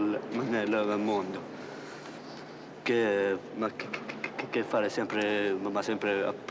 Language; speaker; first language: Italian; non-native, learner; French